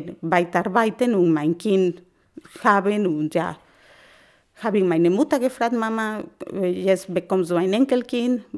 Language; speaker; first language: German; non-native, learner; Spanish